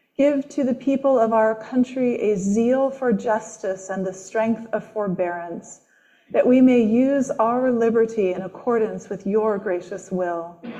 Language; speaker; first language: English; native; English